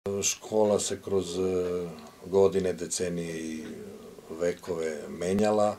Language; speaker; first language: Croatian; native; Croatian